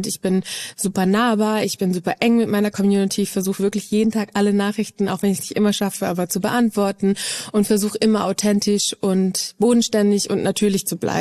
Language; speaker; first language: German; native; German